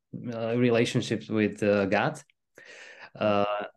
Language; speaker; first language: English; non-native, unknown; Slovak